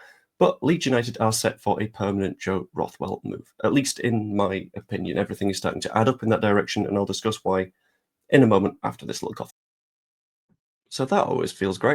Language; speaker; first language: English; native; English